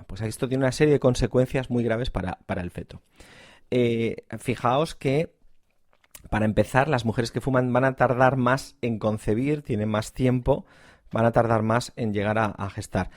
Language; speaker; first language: Spanish; native; Spanish